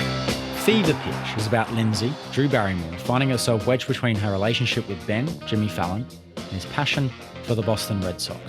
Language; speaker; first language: English; native; English